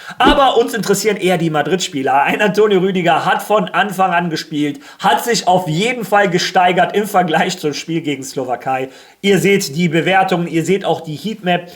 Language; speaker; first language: German; early bilingual, other home language; Spanish